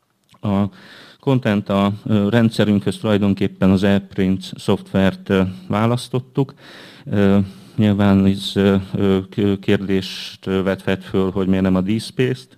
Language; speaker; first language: Hungarian; native; Hungarian